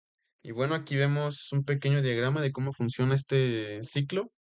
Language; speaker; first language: Spanish; native; Spanish